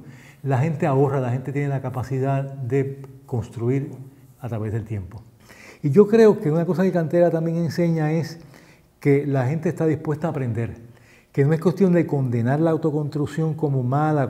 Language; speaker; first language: Spanish; native; Spanish